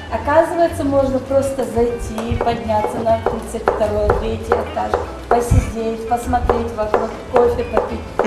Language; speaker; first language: Russian; native; Russian